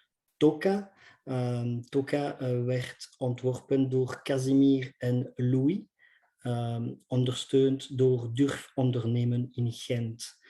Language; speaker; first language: Dutch; non-native, local second language; French